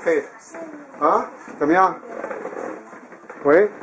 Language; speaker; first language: English; non-native, learner; Chinese